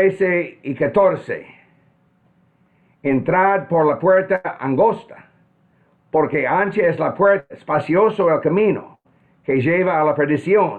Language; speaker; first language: Spanish; non-native, fluent; English